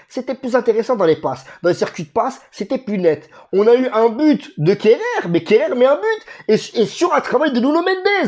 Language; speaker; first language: French; native; French